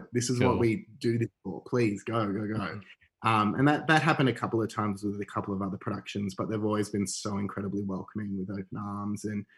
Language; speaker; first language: English; native; English